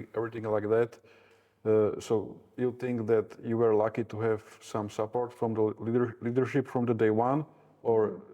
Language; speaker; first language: English; non-native, fluent; Slovak